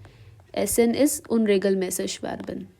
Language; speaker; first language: German; non-native, learner; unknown